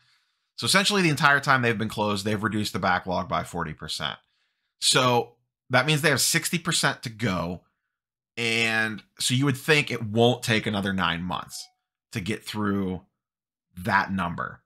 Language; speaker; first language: English; native; English